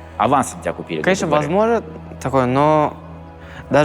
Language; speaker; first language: Russian; native; Russian